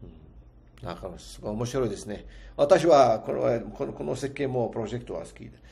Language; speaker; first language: Japanese; non-native, fluent; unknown